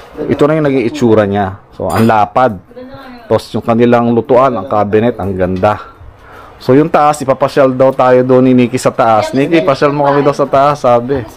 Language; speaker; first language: Filipino; native; Filipino